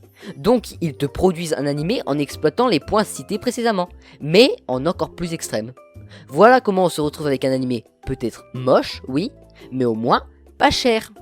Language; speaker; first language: French; native; French